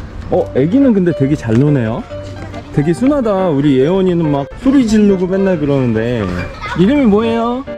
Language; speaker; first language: Korean; native; Korean